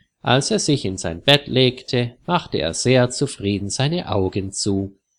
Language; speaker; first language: German; native; German